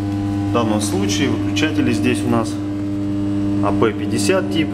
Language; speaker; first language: Russian; native; Russian